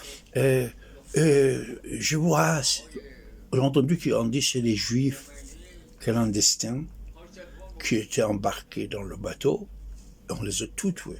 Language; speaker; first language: French; non-native, fluent; Persian